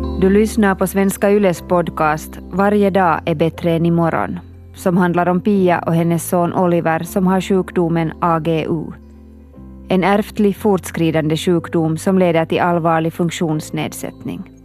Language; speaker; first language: Swedish; native; Swedish